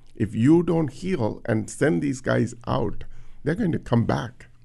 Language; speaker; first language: English; non-native, local second language; Tamil